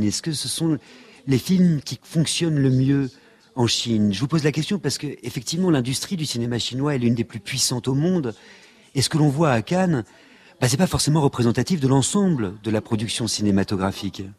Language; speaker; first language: French; native; French